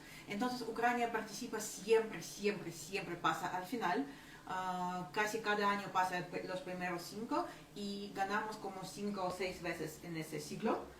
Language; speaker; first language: Spanish; non-native, fluent; Ukrainian